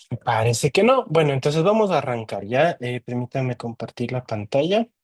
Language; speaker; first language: Spanish; native; Spanish